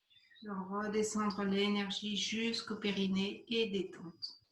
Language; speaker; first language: French; native; French